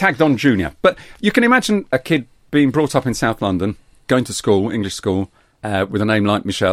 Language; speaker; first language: English; native; English